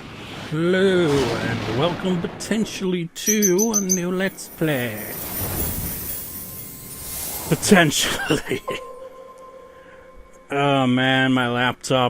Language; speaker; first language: English; native; English